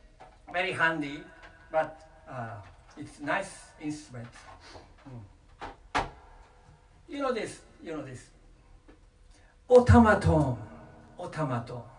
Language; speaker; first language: English; non-native, learner; Japanese